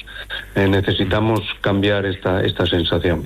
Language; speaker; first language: Spanish; native; Spanish